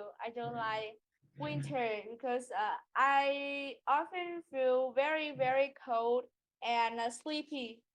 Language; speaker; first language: English; non-native, learner; Vietnamese